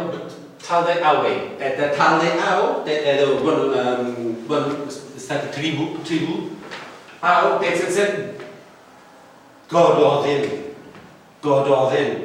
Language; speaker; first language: Basque; non-native, fluent; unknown